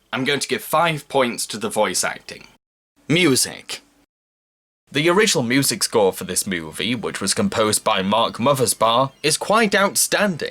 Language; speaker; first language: English; native; English